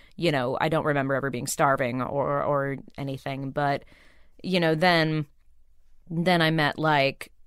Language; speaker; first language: English; native; English